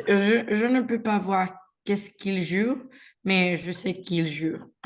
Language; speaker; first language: French; non-native, learner; Spanish